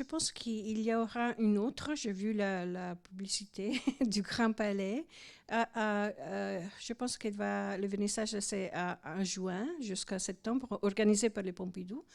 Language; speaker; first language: French; non-native, fluent; Italian